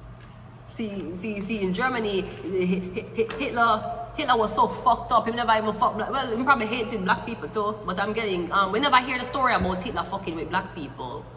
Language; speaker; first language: English; native; English